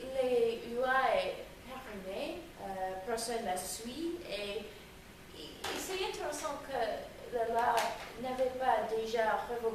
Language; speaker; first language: French; non-native, learner; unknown